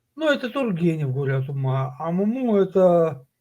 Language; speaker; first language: Russian; native; Russian